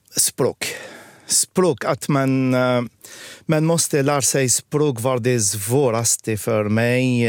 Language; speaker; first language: Swedish; non-native, fluent; Arabic